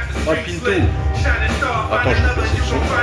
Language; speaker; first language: French; native; French